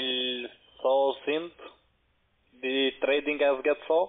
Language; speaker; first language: German; non-native, learner; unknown